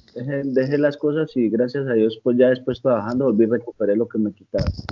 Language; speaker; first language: Spanish; native; Spanish